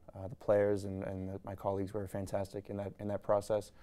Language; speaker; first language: English; native; English